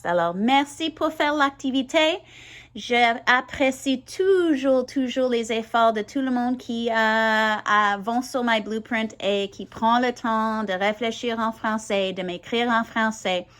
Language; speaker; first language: French; non-native, learner; English